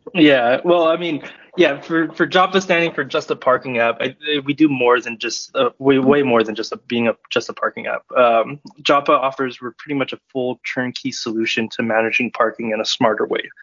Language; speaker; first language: English; native; English